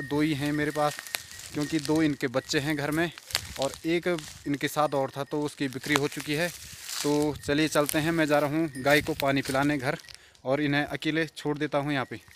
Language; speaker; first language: Hindi; native; Hindi